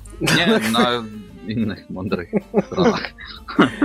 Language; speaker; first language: Polish; native; Polish